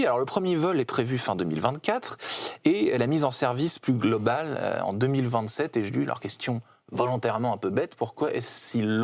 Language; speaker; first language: French; native; French